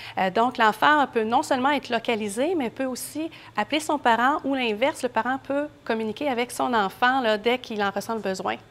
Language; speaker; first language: French; native; French